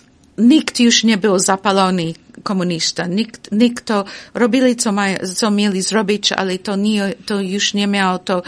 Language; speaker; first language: Polish; non-native, fluent; English